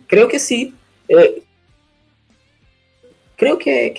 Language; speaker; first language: Spanish; non-native, learner; Portuguese